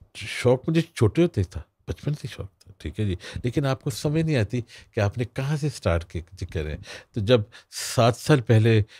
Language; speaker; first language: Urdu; non-native, local second language; Punjabi